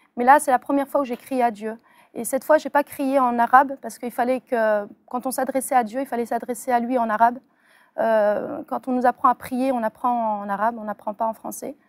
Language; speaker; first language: French; early bilingual, other home language; Arabic